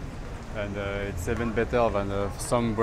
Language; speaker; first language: English; non-native, fluent; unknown